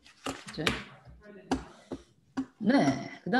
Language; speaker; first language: Korean; native; Korean